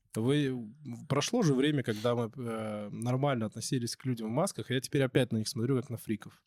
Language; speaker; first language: Russian; native; Russian